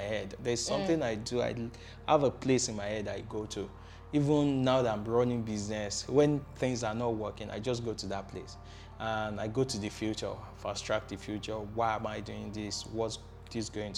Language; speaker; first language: English; non-native, local second language; Yoruba